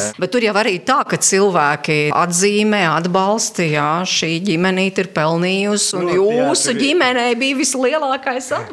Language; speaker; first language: Latvian; native; Latvian